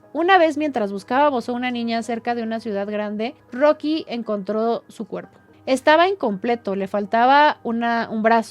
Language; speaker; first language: Spanish; native; Spanish